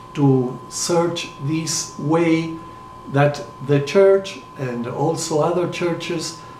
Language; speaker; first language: English; non-native, fluent; Spanish